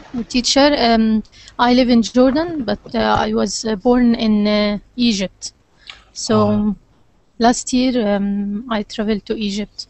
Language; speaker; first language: English; non-native, learner; Arabic